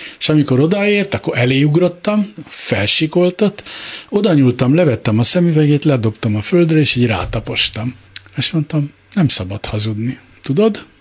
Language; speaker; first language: Hungarian; native; Hungarian